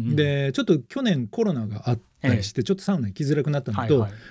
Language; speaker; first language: Japanese; native; Japanese